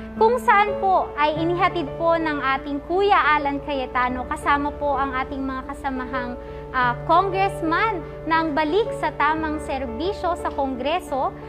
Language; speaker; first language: Filipino; native; Filipino